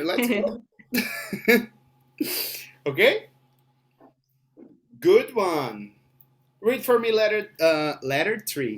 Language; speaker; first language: English; non-native, fluent; Portuguese